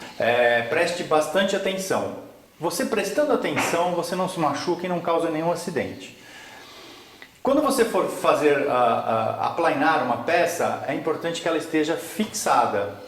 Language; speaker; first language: Portuguese; native; Portuguese